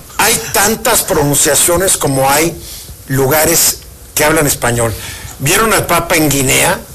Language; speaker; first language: Spanish; native; Spanish